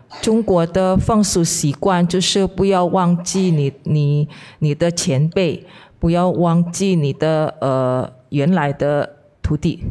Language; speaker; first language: Chinese; non-native, fluent; Indonesian